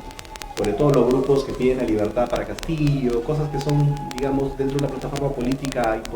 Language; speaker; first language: Spanish; native; Spanish